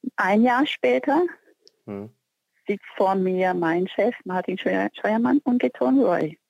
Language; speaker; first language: German; non-native, fluent; Portuguese